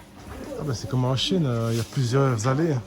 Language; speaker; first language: French; native; French